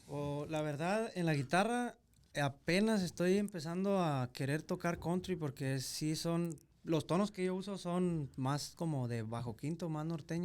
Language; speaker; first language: Spanish; native; Spanish